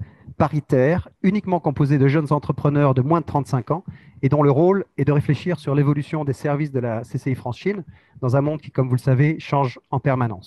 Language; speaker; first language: French; native; French